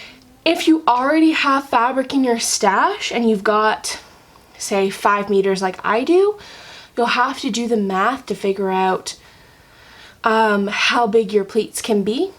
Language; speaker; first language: English; native; English